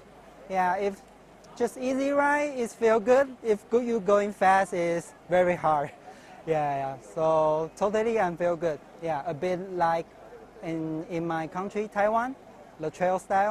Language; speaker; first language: English; non-native, learner; Chinese